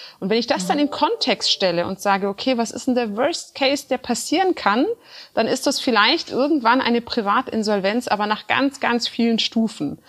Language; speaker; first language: German; early bilingual, other home language; Turkish